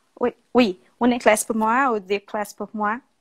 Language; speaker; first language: French; non-native, learner; Portuguese